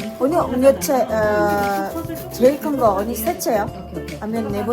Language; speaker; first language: Korean; non-native, learner; Indonesian